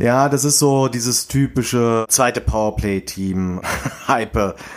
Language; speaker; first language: German; native; German